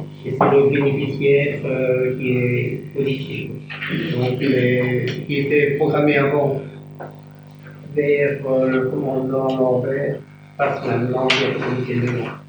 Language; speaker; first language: French; native; French